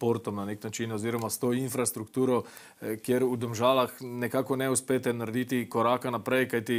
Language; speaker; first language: Slovenian; native; Slovenian